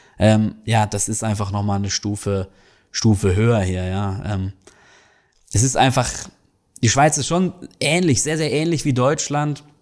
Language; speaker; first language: German; native; German